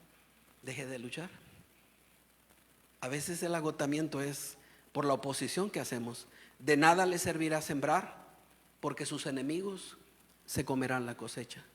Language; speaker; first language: Spanish; native; Spanish